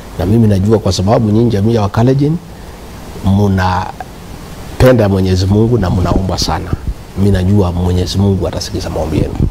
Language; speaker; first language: Swahili; non-native, local second language; Kikuyu